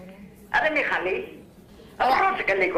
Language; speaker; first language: Greek; non-native, learner; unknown